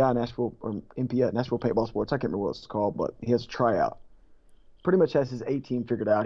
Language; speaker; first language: English; native; English